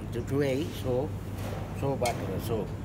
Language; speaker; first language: Dutch; non-native, learner; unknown